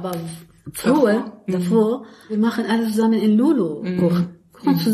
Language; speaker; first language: German; non-native, learner; Arabic